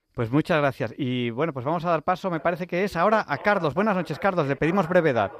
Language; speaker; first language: Spanish; native; Spanish